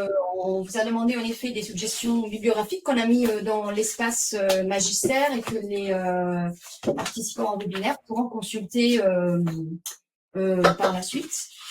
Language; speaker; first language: French; native; French